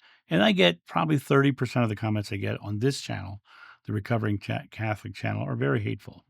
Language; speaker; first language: English; native; English